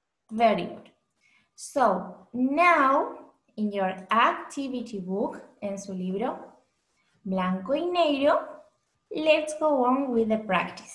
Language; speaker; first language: English; non-native, fluent; Spanish